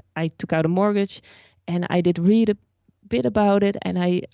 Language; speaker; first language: English; non-native, fluent; Dutch